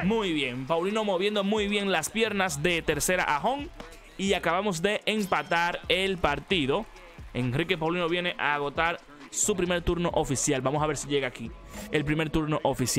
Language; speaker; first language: Spanish; native; Spanish